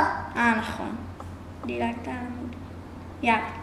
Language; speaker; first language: Hebrew; native; Hebrew